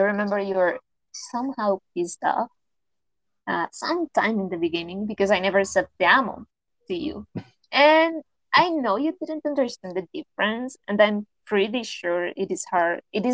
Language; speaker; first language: English; non-native, fluent; Spanish